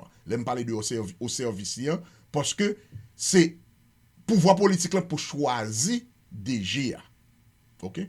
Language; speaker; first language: Haitian Creole; native; Haitian Creole